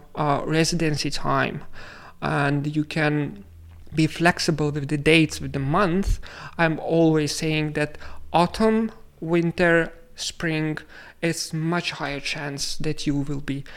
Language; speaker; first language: English; non-native, fluent; Lithuanian